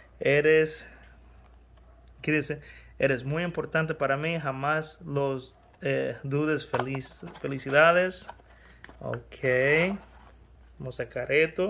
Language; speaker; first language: Spanish; early bilingual, heritage; Spanish